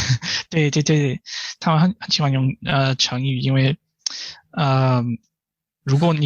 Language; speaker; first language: Chinese; non-native, fluent; English